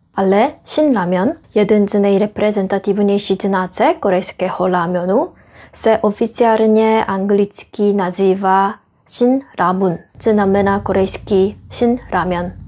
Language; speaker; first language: Czech; non-native, fluent; Korean